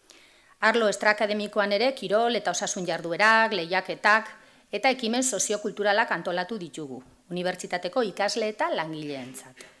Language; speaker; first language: Basque; native; Basque